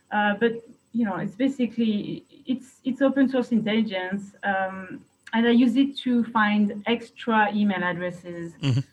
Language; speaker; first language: English; non-native, fluent; French